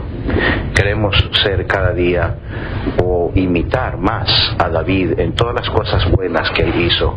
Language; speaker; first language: Spanish; native; Spanish